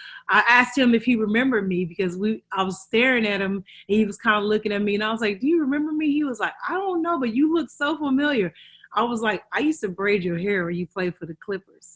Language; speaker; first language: English; native; English